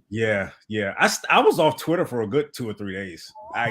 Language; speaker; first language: English; native; English